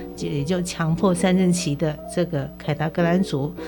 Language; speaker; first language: Chinese; native; Chinese